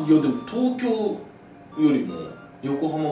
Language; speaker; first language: Japanese; native; Japanese